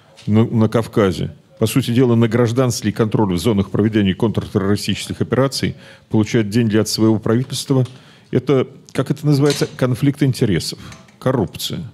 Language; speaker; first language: Russian; native; Russian